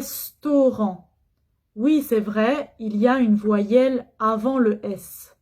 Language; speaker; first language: French; non-native, fluent; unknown